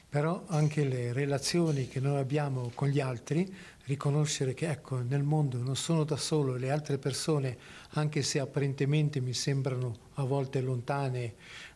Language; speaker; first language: Italian; native; Italian